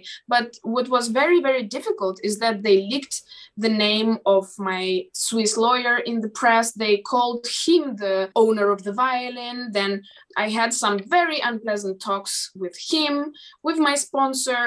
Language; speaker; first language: English; non-native, fluent; Romanian